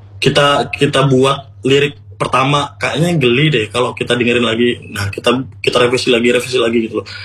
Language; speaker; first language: Indonesian; non-native, local second language; Madurese